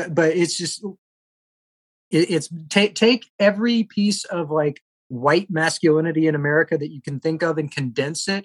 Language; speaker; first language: English; native; English